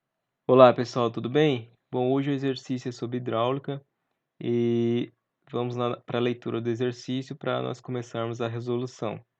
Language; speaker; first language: Portuguese; native; Portuguese